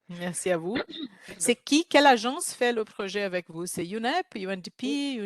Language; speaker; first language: French; non-native, learner; Portuguese